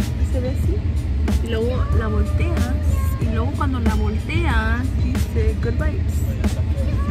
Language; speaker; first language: Spanish; early bilingual, heritage; Spanish